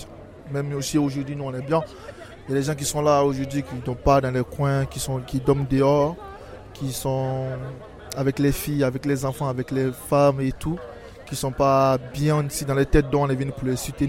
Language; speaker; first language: French; non-native, learner; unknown